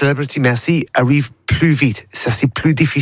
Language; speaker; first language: French; non-native, learner; English